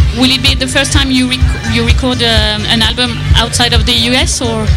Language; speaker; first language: English; non-native, fluent; French